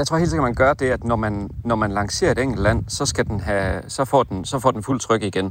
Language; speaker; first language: Danish; native; Danish